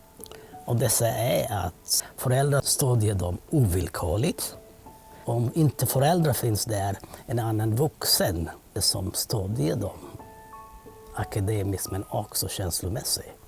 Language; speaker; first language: Swedish; non-native, fluent; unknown